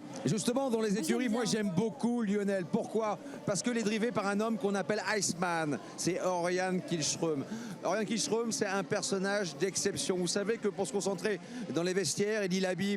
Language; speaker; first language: French; native; French